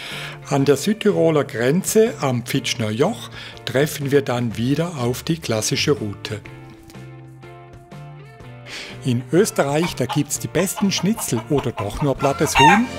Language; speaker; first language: German; native; German